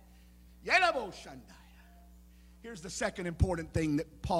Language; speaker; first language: English; native; English